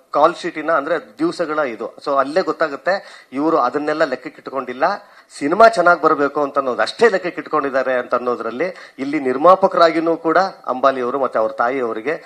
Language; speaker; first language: Kannada; native; Kannada